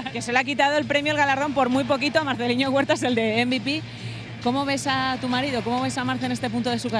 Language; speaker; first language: Spanish; native; Spanish